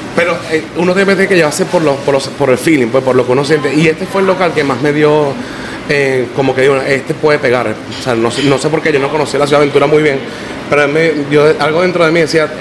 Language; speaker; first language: Spanish; native; Spanish